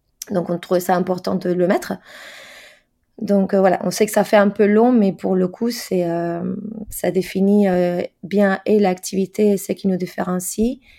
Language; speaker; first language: French; non-native, fluent; Spanish